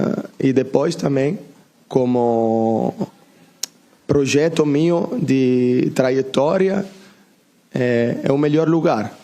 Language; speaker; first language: Portuguese; non-native, learner; Italian